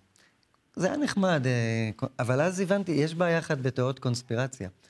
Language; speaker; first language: Hebrew; native; Hebrew